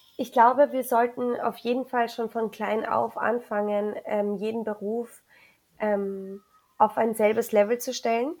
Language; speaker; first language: German; early bilingual, other home language; Spanish